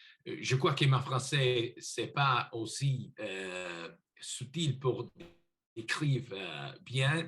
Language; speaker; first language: French; non-native, learner; English